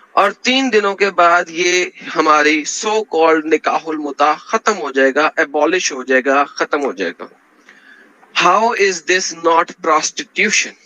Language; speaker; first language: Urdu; native; Urdu